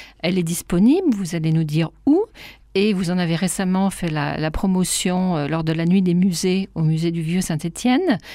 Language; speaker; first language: French; native; French